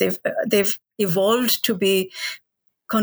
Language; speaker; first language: English; non-native, local second language; Hindi